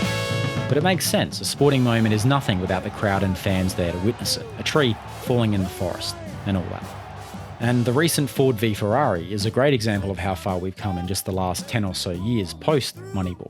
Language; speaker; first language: English; native; English